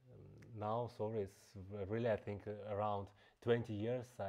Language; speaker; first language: English; non-native, fluent; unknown